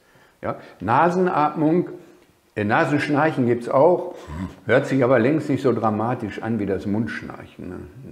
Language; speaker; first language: German; native; German